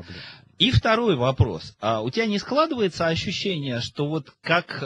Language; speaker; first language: Russian; native; Russian